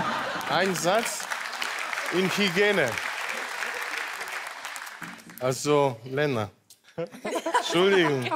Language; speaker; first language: German; non-native, local second language; Polish